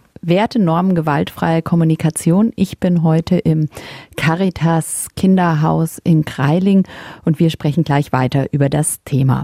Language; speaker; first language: German; native; German